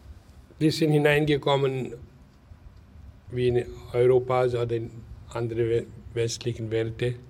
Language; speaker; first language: German; non-native, learner; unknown